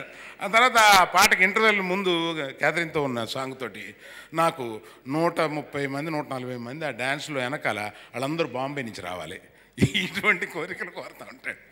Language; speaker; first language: Telugu; native; Telugu